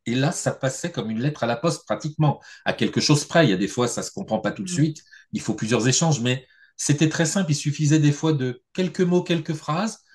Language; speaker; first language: French; native; French